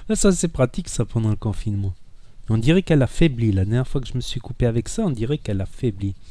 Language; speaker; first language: French; native; French